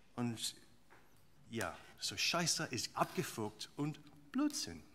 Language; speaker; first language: German; non-native, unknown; English